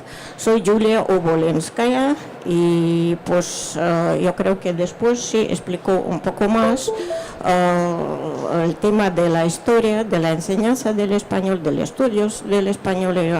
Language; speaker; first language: Spanish; non-native, fluent; Russian